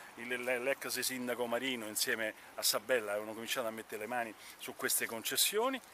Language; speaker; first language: Italian; native; Italian